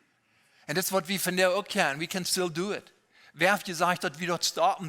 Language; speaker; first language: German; non-native, learner; Low German